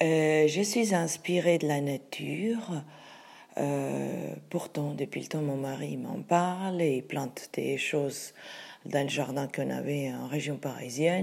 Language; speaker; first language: French; non-native, fluent; Spanish